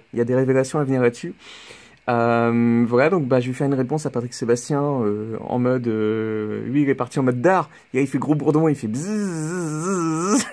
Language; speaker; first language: French; native; French